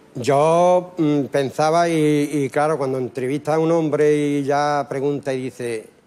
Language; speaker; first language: Spanish; native; Spanish